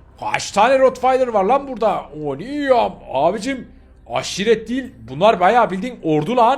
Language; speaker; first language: Turkish; native; Turkish